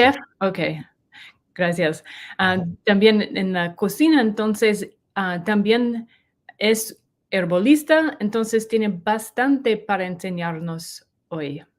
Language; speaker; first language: Spanish; non-native, learner; English